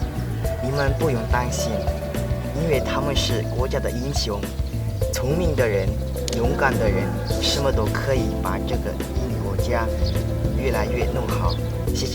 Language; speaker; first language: Chinese; non-native, learner; Indonesian